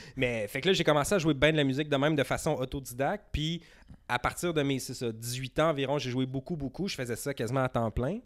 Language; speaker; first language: French; native; French